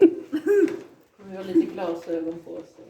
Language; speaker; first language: Swedish; native; Swedish